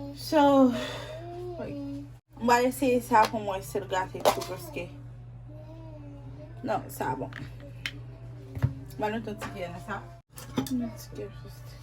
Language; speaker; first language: French; non-native, learner; Haitian Creole